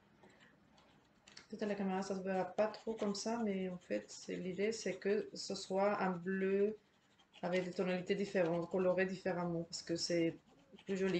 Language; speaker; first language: French; native; French